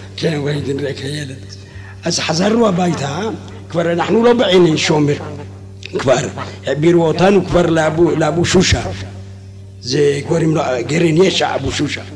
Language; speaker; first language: Hebrew; non-native, fluent; Arabic